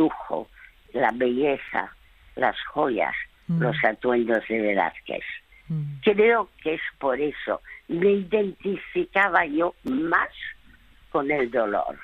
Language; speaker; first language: Spanish; early bilingual, other home language; French